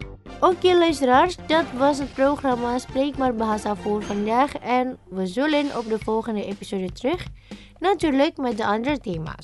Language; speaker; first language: Dutch; non-native, learner; Indonesian